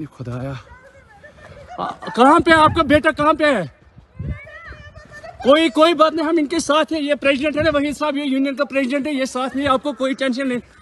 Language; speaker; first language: Hindi; non-native, local second language; Kashmiri